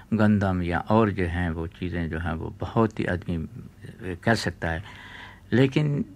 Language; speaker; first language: Urdu; non-native, local second language; Sindhi